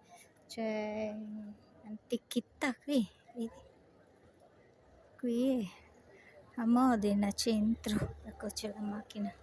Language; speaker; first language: Italian; non-native, fluent; Cebuano